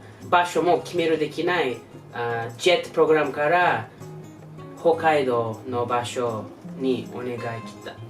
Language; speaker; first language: Japanese; non-native, learner; English